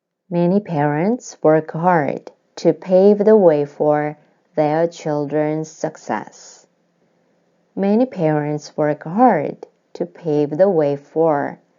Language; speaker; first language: English; non-native, fluent; Korean